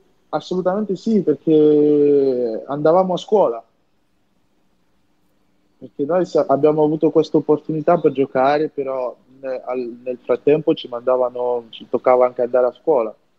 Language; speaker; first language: Italian; non-native, fluent; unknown